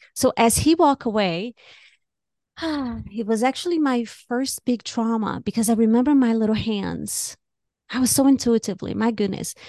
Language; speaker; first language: English; non-native, fluent; Portuguese